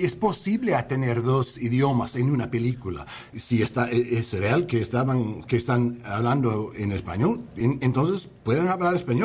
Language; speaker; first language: Spanish; non-native, learner; English